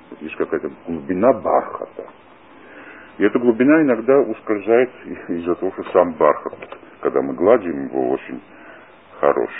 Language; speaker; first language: Russian; non-native, local second language; Georgian